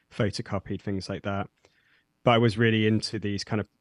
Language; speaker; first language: English; native; English